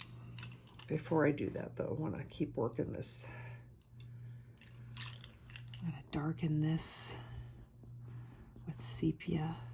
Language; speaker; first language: English; native; English